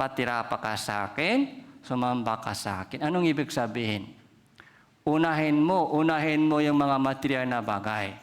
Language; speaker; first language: Filipino; non-native, fluent; Korean